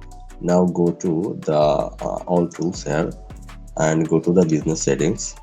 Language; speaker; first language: English; non-native, local second language; Bangla